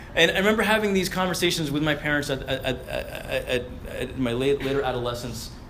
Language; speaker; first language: English; early bilingual, other home language; Arabic